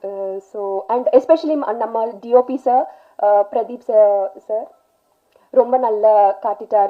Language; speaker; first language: Tamil; non-native, learner; Telugu